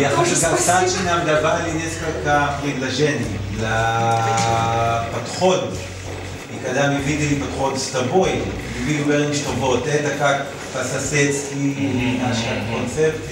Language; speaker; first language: Russian; non-native, learner; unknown